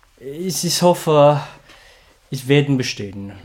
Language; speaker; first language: German; non-native, learner; Vietnamese